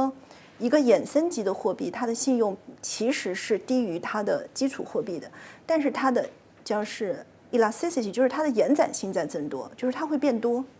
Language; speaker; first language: Chinese; native; Chinese